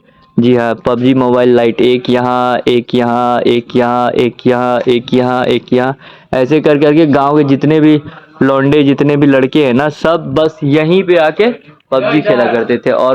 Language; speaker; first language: Hindi; native; Hindi